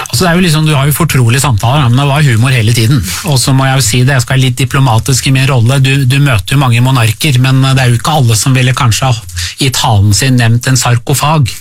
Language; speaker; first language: Norwegian; early bilingual, other home language; Persian